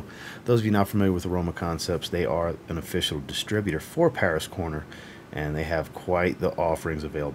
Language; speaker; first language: English; native; English